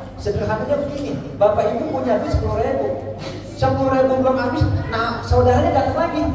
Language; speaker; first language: Indonesian; non-native, local second language; Javanese